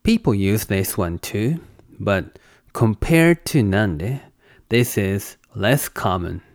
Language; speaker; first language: English; non-native, fluent; Japanese